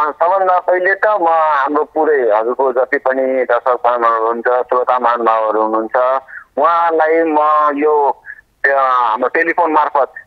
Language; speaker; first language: Nepali; non-native, local second language; Maithili